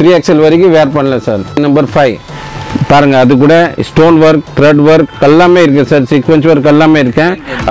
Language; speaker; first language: Tamil; non-native, local second language; Hindi